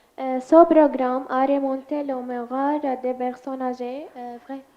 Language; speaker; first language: French; non-native, learner; Arabic